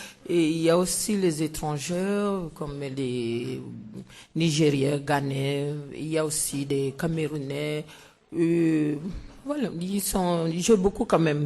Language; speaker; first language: French; non-native, learner; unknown